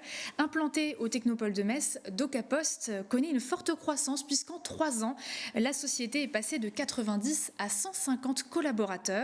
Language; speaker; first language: French; native; French